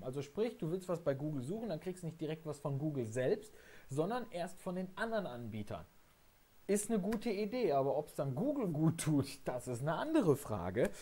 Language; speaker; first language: German; native; German